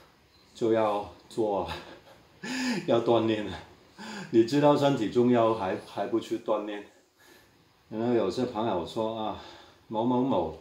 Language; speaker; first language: Chinese; non-native, local second language; Cantonese